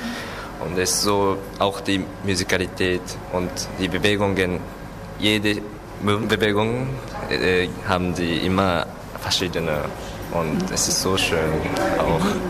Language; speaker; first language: German; non-native, learner; Japanese